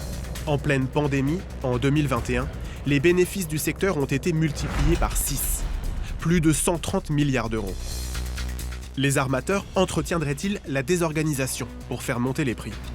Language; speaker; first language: French; native; French